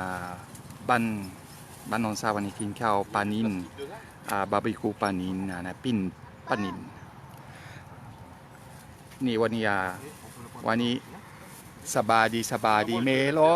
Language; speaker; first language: Thai; non-native, learner; French